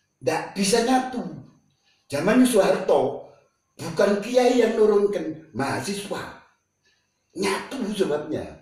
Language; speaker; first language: Malay; non-native, local second language; Buginese